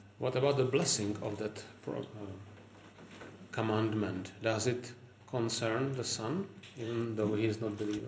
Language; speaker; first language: English; non-native, fluent; Czech